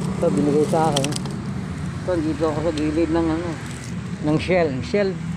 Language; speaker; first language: Filipino; native; Filipino